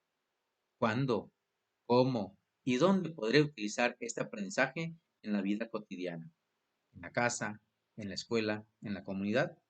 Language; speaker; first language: Spanish; native; Spanish